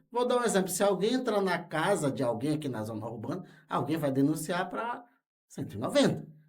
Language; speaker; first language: Portuguese; non-native, local second language; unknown